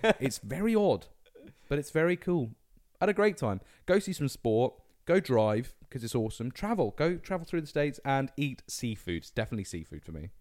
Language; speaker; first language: English; native; English